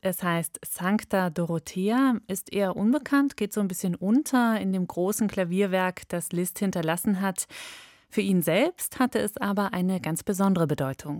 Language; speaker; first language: German; native; German